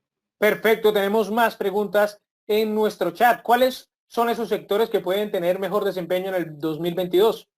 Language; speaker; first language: Spanish; native; Spanish